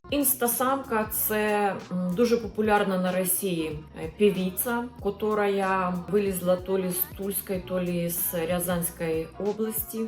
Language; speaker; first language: Ukrainian; non-native, local second language; Russian